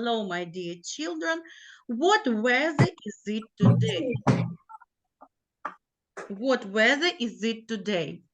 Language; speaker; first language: English; non-native, learner; Ukrainian